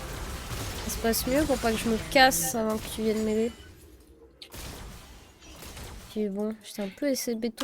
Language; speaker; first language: French; native; French